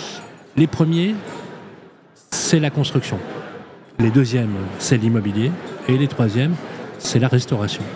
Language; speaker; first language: French; native; French